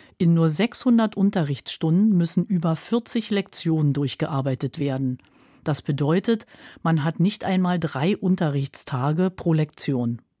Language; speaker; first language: German; native; German